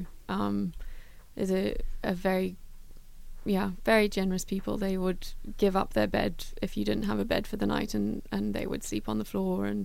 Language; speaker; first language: English; native; English